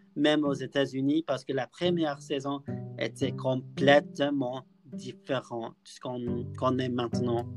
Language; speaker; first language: French; non-native, learner; English